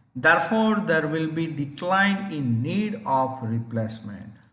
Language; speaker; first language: English; non-native, local second language; Gujarati